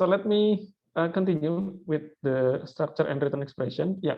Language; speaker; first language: English; non-native, fluent; Indonesian